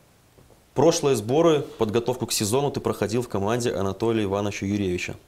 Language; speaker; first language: Russian; native; Russian